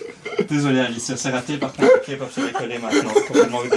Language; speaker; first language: French; native; French